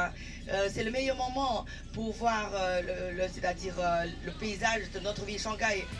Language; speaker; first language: French; non-native, fluent; Chinese